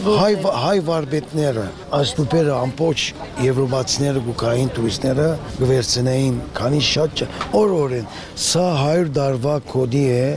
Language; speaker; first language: Armenian; early bilingual, heritage; Armenian